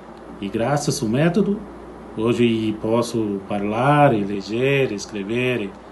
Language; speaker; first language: Italian; non-native, learner; Portuguese